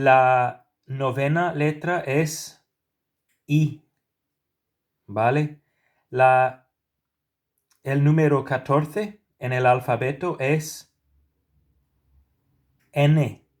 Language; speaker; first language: Spanish; non-native, fluent; English